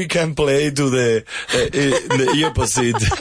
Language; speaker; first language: English; non-native, learner; Spanish